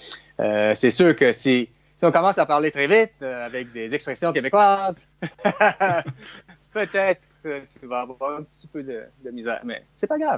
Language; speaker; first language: French; non-native, fluent; Chinese